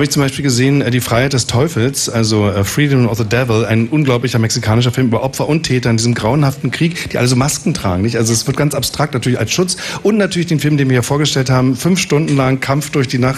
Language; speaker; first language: German; native; German